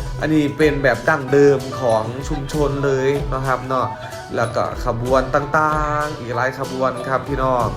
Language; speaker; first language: Thai; non-native, local second language; Lao